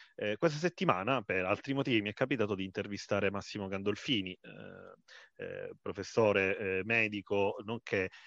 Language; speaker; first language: Italian; native; Italian